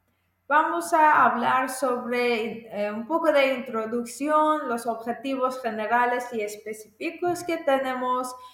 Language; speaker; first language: Spanish; non-native, fluent; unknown